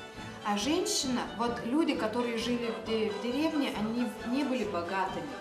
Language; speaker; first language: Russian; non-native, local second language; Lithuanian